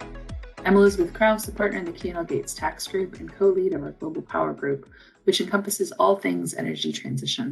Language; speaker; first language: English; native; English